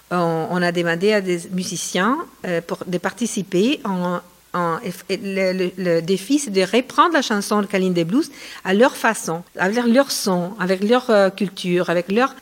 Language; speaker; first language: French; non-native, fluent; Spanish